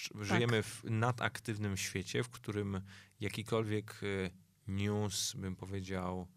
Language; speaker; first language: Polish; native; Polish